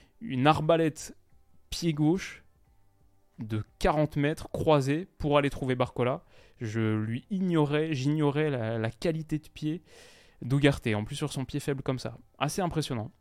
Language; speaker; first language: French; native; French